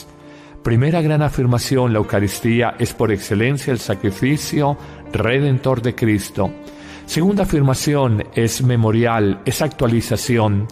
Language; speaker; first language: Spanish; native; Spanish